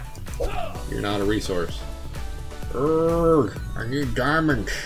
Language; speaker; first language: English; native; English